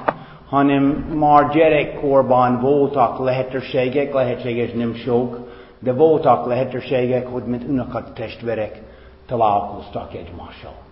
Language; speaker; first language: Hungarian; non-native, fluent; English